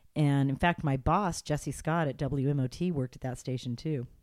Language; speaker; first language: English; native; English